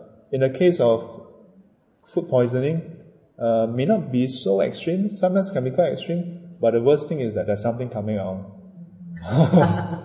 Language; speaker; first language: English; non-native, local second language; Chinese